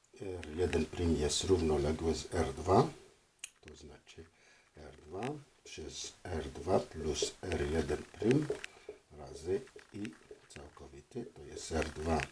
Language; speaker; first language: Polish; non-native, fluent; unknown